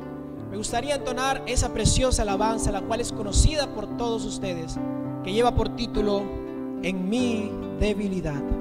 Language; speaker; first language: Spanish; native; Spanish